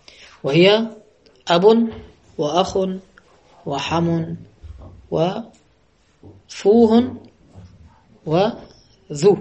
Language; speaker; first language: Arabic; native; Arabic